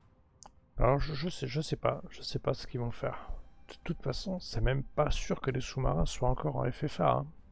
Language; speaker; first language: French; native; French